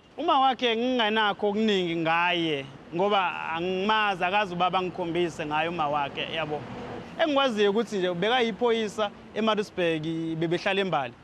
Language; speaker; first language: Zulu; native; Zulu